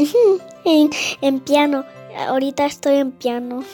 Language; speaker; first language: Spanish; early bilingual, heritage; Spanish